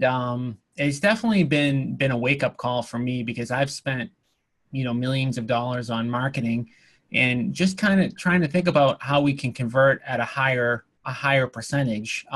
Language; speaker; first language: English; native; English